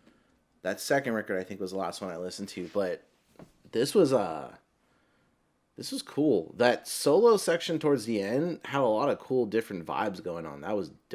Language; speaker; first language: English; native; English